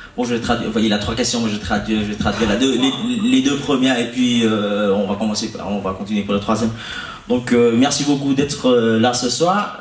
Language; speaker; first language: French; non-native, fluent; Vietnamese